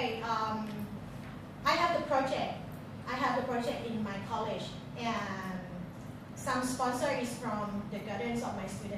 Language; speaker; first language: English; non-native, fluent; Thai